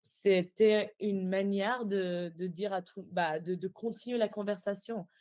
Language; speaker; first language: French; non-native, fluent; Persian